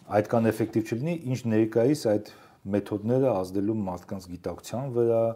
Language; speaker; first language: Armenian; native; Armenian